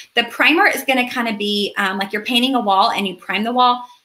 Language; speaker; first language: English; native; English